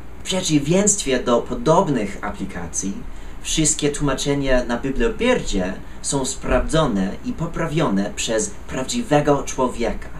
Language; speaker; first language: Polish; non-native, fluent; English